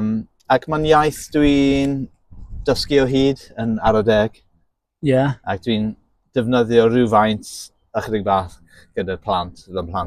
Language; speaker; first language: Welsh; non-native, local second language; English